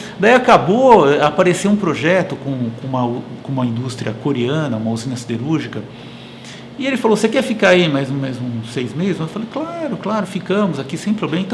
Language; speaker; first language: Portuguese; native; Portuguese